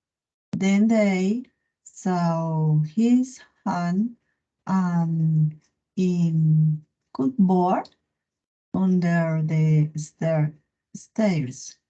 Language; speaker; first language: English; non-native, learner; Spanish